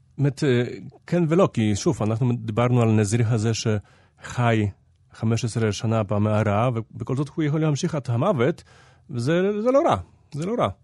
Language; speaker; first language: Hebrew; non-native, fluent; Polish